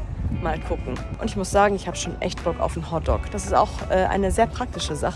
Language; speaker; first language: German; native; German